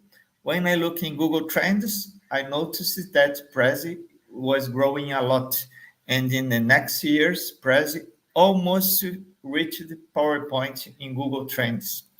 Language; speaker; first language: English; non-native, fluent; Portuguese